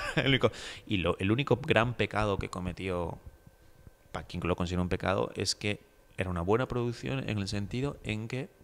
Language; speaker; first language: Spanish; native; Spanish